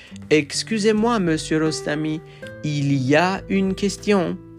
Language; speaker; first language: French; non-native, fluent; Persian